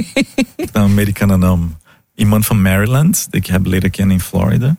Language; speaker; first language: Dutch; non-native, fluent; Portuguese